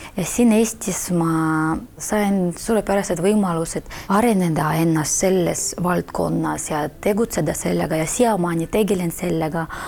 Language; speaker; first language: Estonian; non-native, fluent; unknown